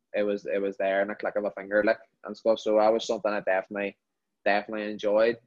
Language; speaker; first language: English; native; English